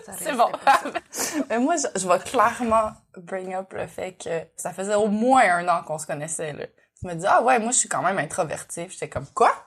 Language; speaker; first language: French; native; French